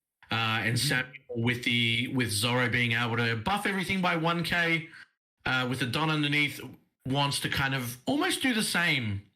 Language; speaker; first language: English; native; English